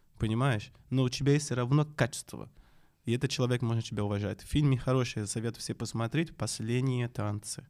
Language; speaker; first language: Russian; non-native, fluent; Portuguese